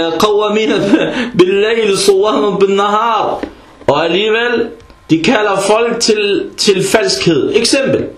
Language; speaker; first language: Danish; early bilingual, other home language; Arabic